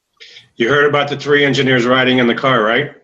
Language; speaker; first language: English; native; English